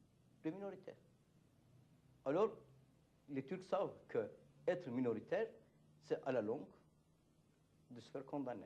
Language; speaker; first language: French; non-native, fluent; Turkish